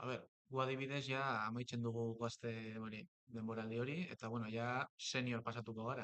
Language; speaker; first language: Basque; non-native, local second language; Spanish